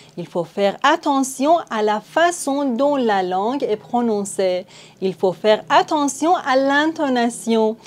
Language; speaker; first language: French; non-native, fluent; Persian